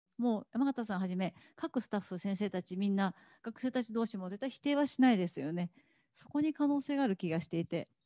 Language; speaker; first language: Japanese; native; Japanese